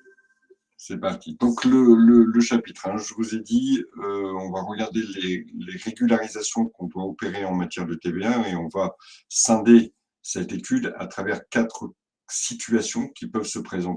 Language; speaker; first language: French; native; French